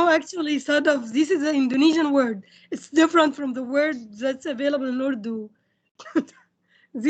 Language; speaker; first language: English; non-native, fluent; Indonesian